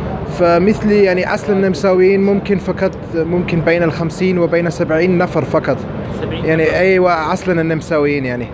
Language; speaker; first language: Arabic; non-native, learner; German